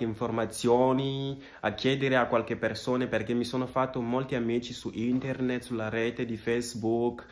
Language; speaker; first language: Italian; non-native, fluent; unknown